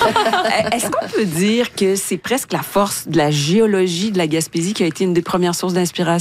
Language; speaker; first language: French; native; French